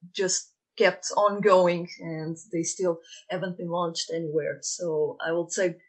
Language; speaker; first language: English; non-native, fluent; Portuguese